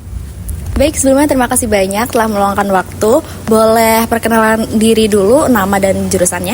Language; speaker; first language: Indonesian; native; Indonesian